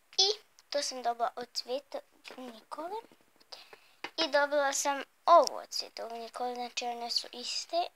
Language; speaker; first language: Bosnian; early bilingual, heritage; Bosnian